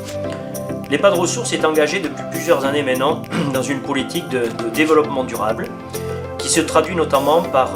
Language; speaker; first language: French; native; French